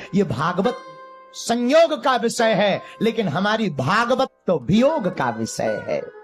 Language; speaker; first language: Hindi; native; Hindi